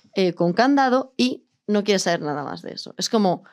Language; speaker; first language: Spanish; native; Spanish